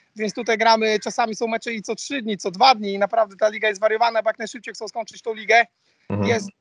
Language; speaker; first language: Polish; native; Polish